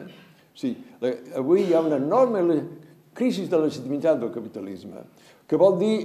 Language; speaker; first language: Catalan; native; Catalan